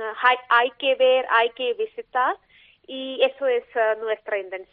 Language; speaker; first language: Spanish; non-native, learner; Malayalam